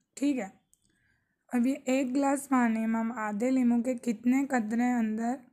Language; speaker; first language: Urdu; native; Urdu